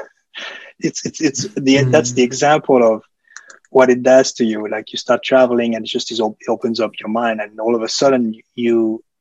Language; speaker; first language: English; early bilingual, other home language; French